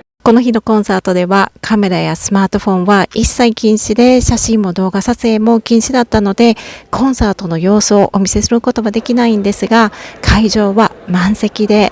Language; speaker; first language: Japanese; native; Japanese